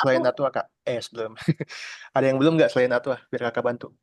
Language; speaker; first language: Indonesian; native; Indonesian